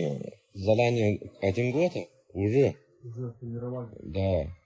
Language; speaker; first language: Russian; non-native, learner; Chinese